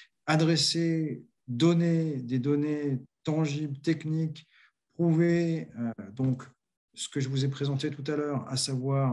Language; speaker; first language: French; native; French